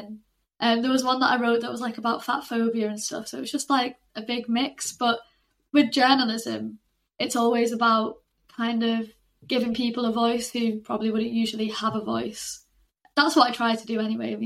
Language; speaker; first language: English; native; English